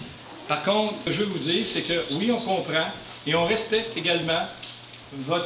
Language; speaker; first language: French; native; French